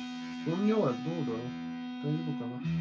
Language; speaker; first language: Japanese; non-native, fluent; English